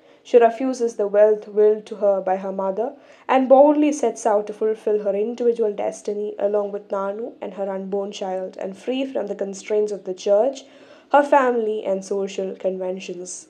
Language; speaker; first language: English; non-native, local second language; Malayalam